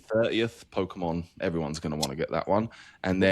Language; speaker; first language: English; native; English